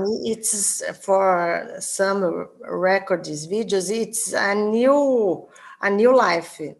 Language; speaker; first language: English; non-native, learner; Portuguese